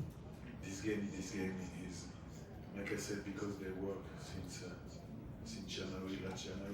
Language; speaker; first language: English; non-native, fluent; French